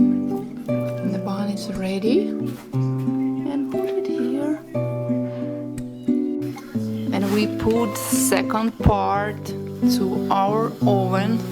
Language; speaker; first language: English; non-native, learner; Russian